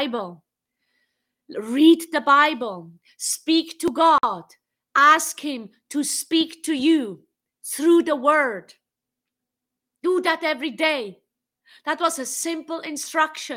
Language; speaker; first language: English; non-native, fluent; Swiss German